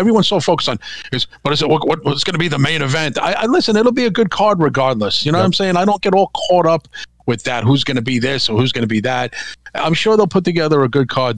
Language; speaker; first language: English; native; English